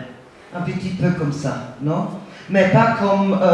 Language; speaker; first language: French; non-native, fluent; German